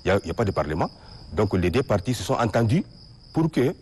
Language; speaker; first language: French; non-native, local second language; Arabic